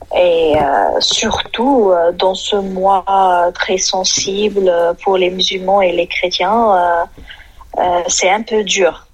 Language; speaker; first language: French; non-native, fluent; Arabic